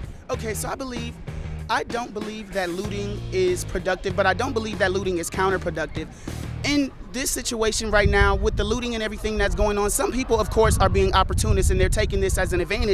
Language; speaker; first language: English; native; English